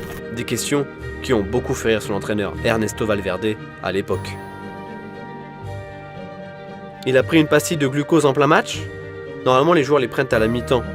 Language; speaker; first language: French; native; French